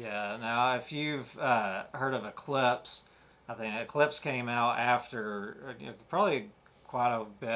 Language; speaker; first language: English; native; English